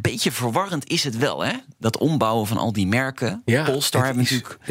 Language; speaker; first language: Dutch; native; Dutch